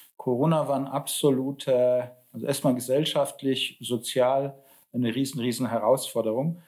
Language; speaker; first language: German; early bilingual, other home language; Polish